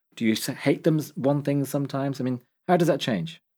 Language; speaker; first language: English; native; English